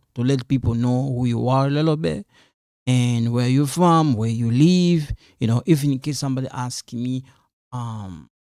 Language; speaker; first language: English; non-native, fluent; Lingala